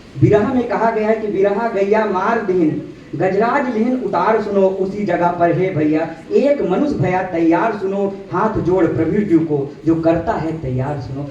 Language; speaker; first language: Hindi; native; Hindi